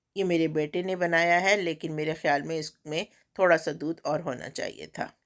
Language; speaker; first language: Urdu; native; Urdu